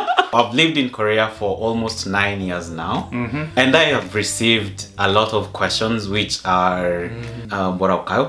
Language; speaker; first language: English; non-native, local second language; Gusii